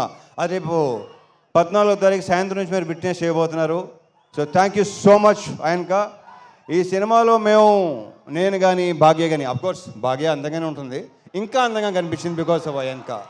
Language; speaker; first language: Telugu; native; Telugu